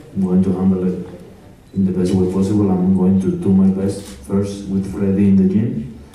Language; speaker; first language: English; non-native, fluent; Spanish